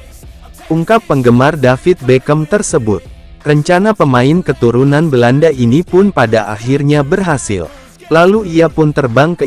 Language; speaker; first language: Indonesian; native; Indonesian